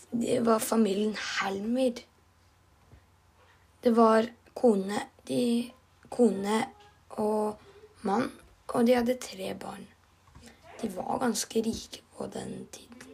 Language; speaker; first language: Norwegian; non-native, learner; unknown